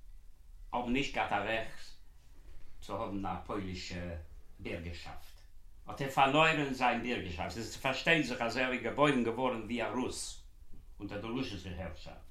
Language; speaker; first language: German; non-native, learner; Yiddish